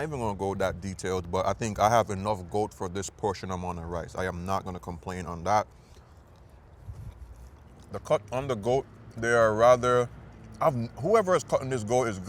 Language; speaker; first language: English; native; English